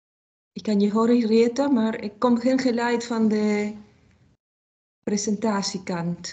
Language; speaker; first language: Dutch; non-native, fluent; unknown